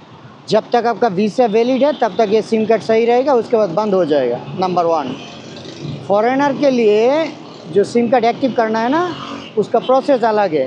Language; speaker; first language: Hindi; non-native, learner; Bangla